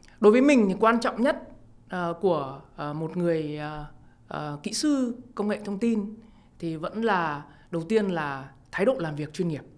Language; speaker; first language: Vietnamese; native; Vietnamese